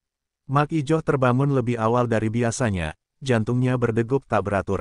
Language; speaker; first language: Indonesian; native; Indonesian